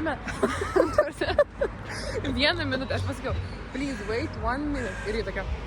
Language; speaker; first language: Lithuanian; non-native, local second language; Russian